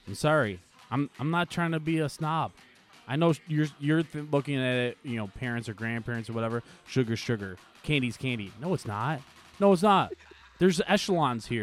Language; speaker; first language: English; native; English